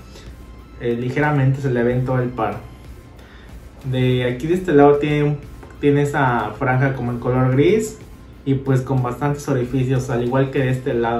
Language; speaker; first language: Spanish; native; Spanish